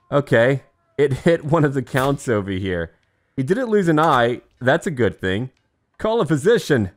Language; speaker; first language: English; native; English